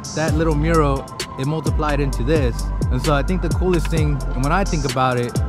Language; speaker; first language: English; native; English